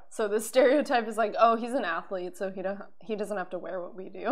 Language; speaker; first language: English; native; English